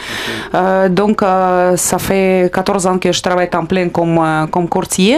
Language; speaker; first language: French; non-native, fluent; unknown